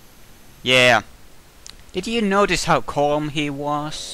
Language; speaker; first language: English; native; English